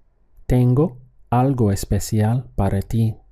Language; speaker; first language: Spanish; non-native, fluent; English